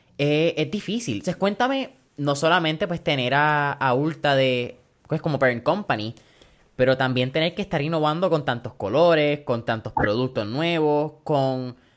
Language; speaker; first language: Spanish; early bilingual, heritage; Spanish